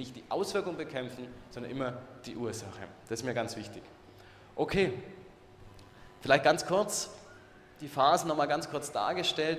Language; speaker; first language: German; native; German